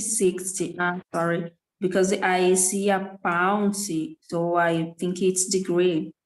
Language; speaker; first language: English; non-native, learner; Portuguese